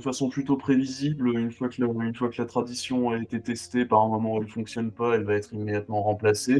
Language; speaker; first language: French; native; French